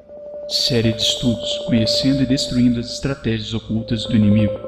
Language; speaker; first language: Portuguese; native; Portuguese